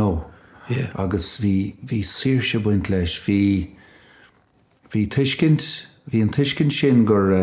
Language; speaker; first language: Irish; native; Irish